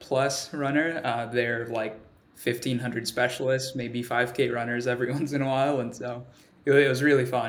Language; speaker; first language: English; early bilingual, other home language; Swahili